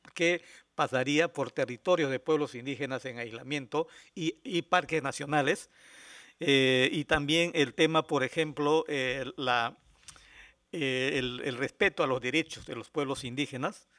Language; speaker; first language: Spanish; native; Spanish